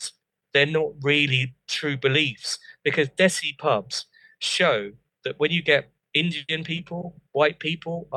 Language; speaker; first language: English; native; English